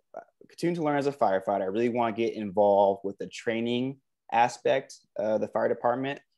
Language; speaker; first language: English; native; English